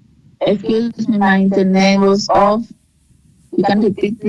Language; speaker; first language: English; non-native, learner; Spanish